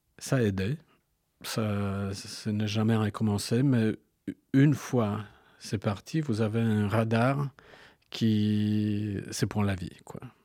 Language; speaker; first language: French; non-native, fluent; Polish